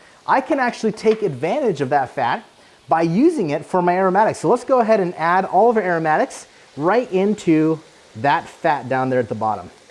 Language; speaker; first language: English; native; English